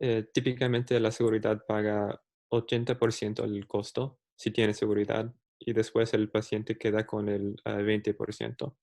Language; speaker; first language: Spanish; early bilingual, heritage; Spanish